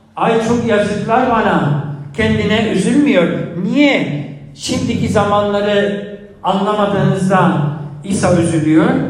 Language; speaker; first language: Turkish; non-native, fluent; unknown